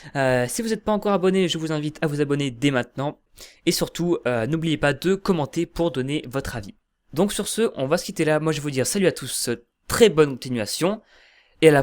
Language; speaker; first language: French; native; French